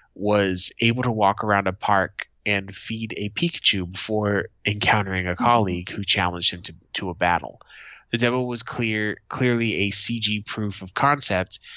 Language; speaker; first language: English; native; English